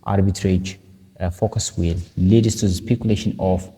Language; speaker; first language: English; non-native, local second language; Amharic